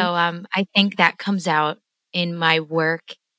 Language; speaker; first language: English; native; English